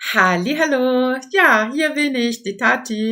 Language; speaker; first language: German; non-native, fluent; Portuguese